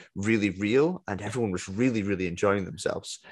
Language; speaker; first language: English; native; English